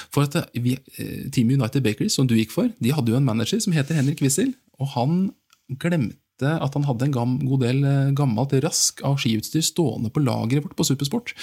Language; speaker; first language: Norwegian; native; Norwegian